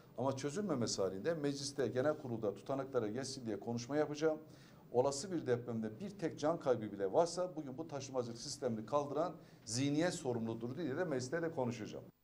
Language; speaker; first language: Turkish; native; Turkish